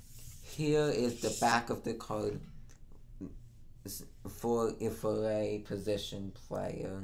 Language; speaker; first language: English; native; English